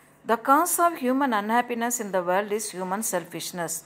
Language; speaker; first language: English; non-native, local second language; Tamil